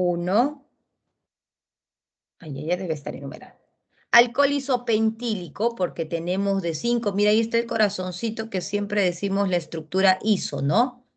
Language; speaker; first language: Spanish; native; Spanish